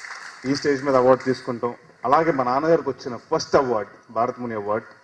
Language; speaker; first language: Telugu; native; Telugu